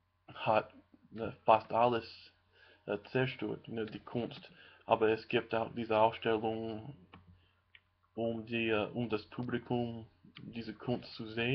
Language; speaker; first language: German; non-native, learner; English